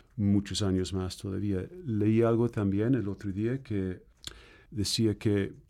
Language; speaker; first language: Spanish; non-native, fluent; English